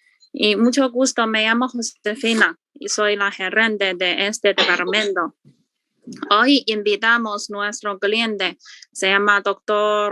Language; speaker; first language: Spanish; non-native, learner; Chinese